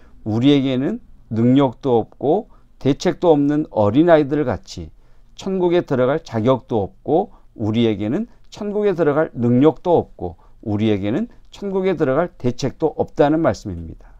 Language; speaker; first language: Korean; native; Korean